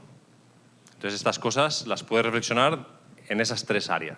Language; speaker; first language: Spanish; native; Spanish